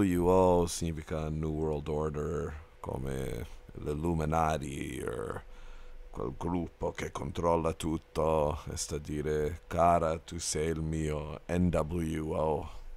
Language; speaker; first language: Italian; non-native, learner; English